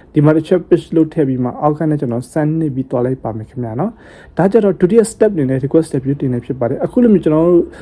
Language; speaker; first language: Burmese; native; Burmese